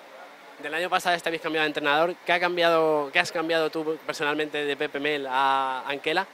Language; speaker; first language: Spanish; native; Spanish